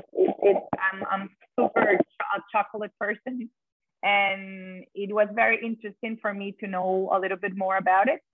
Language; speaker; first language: English; non-native, fluent; Spanish